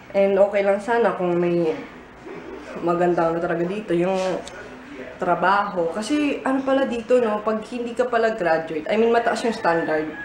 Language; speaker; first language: Filipino; early bilingual, heritage; Filipino